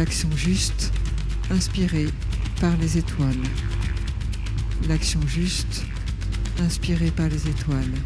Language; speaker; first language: French; native; French